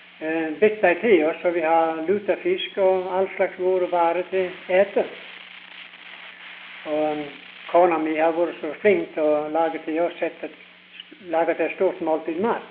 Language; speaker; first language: Norwegian; early bilingual, heritage; Norwegian